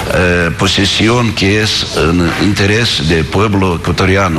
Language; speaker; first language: Spanish; non-native, fluent; Russian